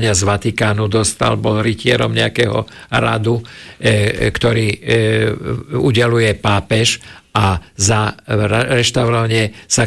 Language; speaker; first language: Slovak; native; Slovak